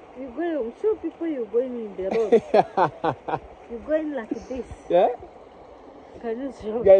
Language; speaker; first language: English; non-native, learner; Swahili